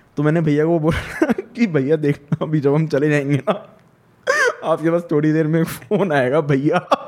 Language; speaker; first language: Hindi; native; Hindi